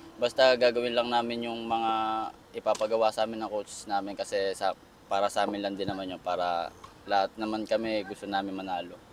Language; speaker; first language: Filipino; native; Filipino